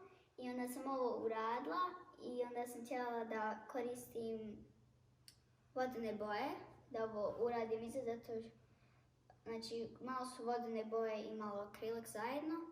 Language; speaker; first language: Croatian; early bilingual, heritage; Bosnian